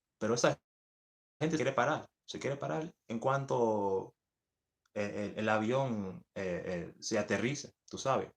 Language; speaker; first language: Spanish; early bilingual, heritage; English